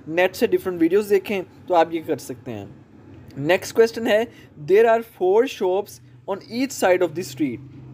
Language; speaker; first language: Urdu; non-native, local second language; Punjabi